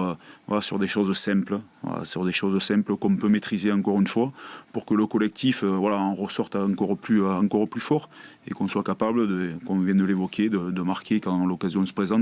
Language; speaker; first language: French; native; French